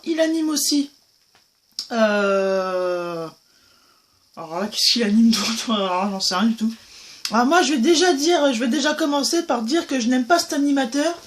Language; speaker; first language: French; native; French